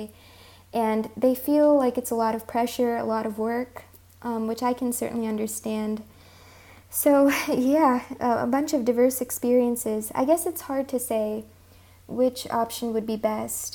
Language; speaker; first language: English; early bilingual, other home language; Hindi